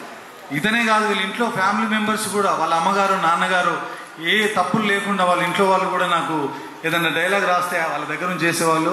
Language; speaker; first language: Telugu; native; Telugu